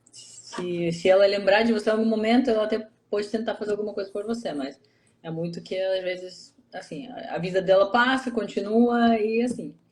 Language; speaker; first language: Portuguese; non-native, fluent; Russian